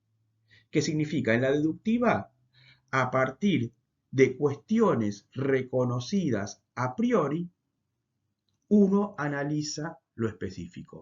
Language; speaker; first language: Spanish; native; Spanish